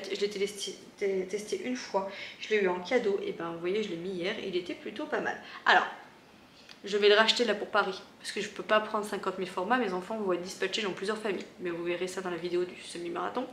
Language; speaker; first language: French; native; French